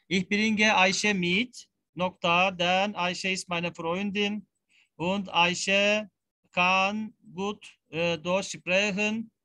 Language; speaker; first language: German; non-native, fluent; Turkish